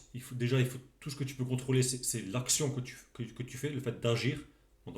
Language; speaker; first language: French; native; French